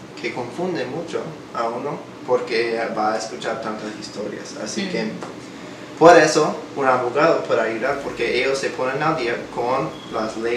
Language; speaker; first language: Spanish; non-native, fluent; English